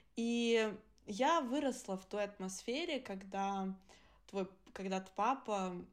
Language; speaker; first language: Russian; early bilingual, other home language; Adyghe